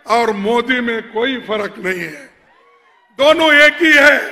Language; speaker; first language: Hindi; non-native, local second language; Kannada